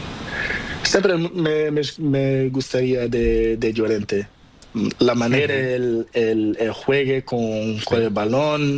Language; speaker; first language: Spanish; non-native, learner; Portuguese